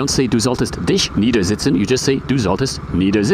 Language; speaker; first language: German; non-native, fluent; English